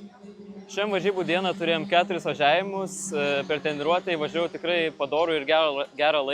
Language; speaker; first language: Lithuanian; native; Lithuanian